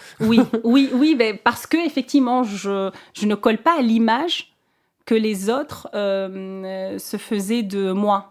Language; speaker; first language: French; non-native, local second language; Arabic